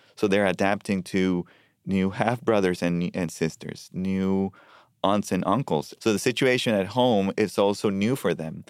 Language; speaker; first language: English; non-native, fluent; Spanish